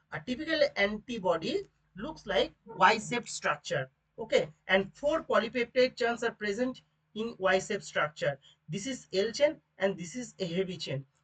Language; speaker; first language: English; non-native, local second language; Bangla